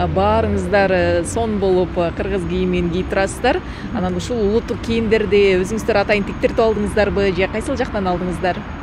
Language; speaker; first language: Kyrgyz; native; Kyrgyz